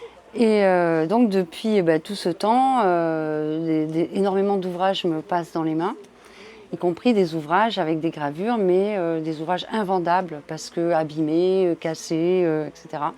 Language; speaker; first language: French; native; French